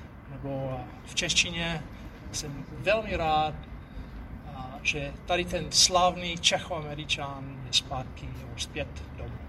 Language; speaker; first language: Czech; non-native, learner; English